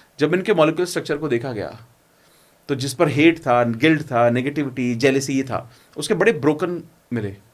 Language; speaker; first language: Hindi; native; Hindi